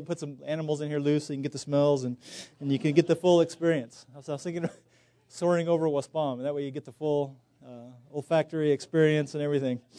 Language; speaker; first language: English; native; English